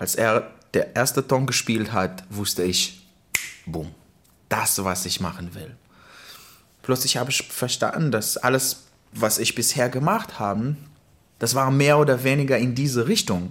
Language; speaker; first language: German; non-native, learner; Hebrew